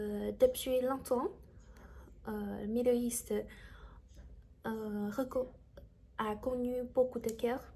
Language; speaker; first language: French; non-native, learner; Chinese